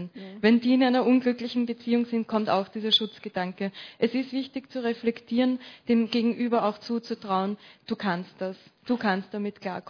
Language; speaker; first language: German; native; German